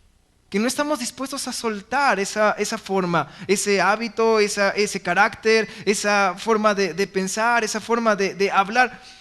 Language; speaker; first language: Spanish; native; Spanish